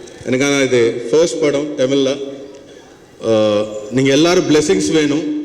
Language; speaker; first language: Tamil; non-native, learner; Telugu